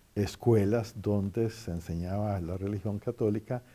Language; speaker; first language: Spanish; native; Spanish